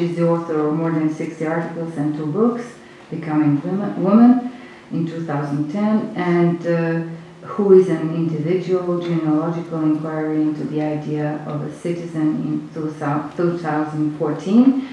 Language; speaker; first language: English; non-native, fluent; Croatian